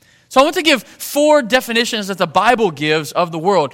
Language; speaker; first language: English; native; English